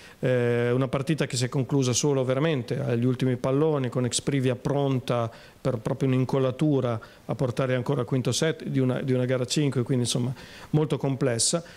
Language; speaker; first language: Italian; native; Italian